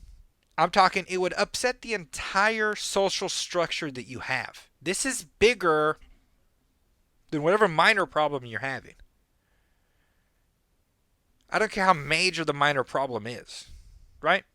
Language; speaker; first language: English; native; English